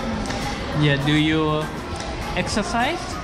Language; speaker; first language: English; non-native, learner; Japanese